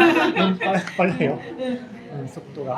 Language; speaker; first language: Korean; non-native, learner; Japanese